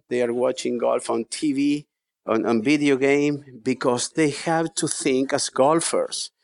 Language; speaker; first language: English; non-native, fluent; Spanish